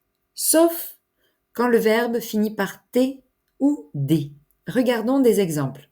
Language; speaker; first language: French; native; French